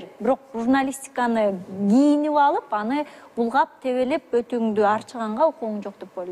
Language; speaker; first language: Kyrgyz; native; Kyrgyz